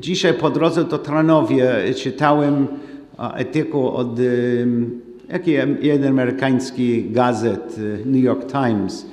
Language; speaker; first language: Polish; non-native, learner; English